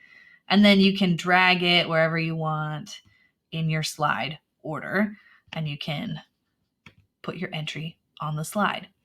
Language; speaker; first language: English; native; English